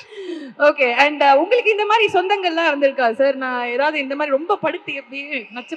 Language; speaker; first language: Tamil; native; Tamil